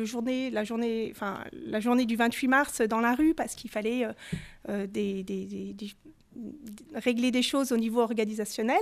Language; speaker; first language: French; native; French